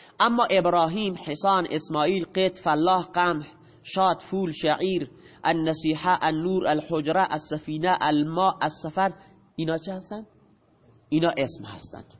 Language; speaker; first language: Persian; non-native, local second language; Baluchi